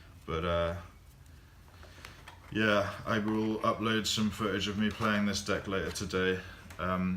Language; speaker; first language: English; native; English